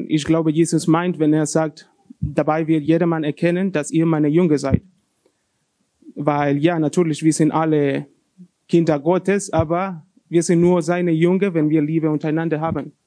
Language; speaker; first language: German; non-native, learner; Spanish